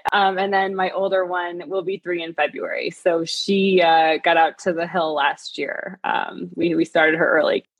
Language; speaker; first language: English; native; English